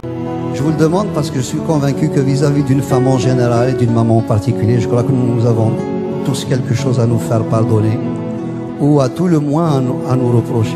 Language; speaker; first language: French; non-native, local second language; Kabyle